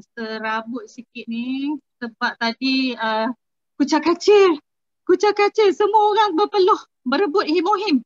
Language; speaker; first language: Malay; native; Malay